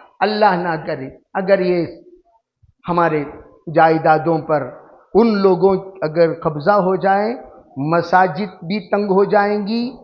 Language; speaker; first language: Urdu; native; Urdu